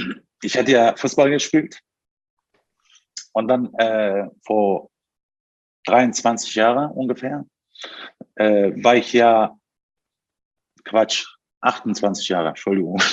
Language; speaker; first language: German; non-native, fluent; Turkish